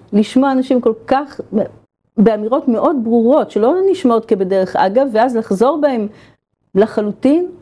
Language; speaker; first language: Hebrew; native; Hebrew